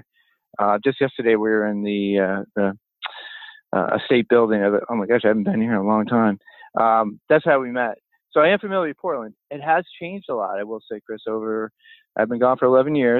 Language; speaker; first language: English; native; English